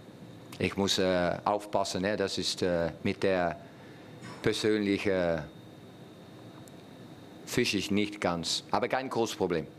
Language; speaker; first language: German; non-native, fluent; Dutch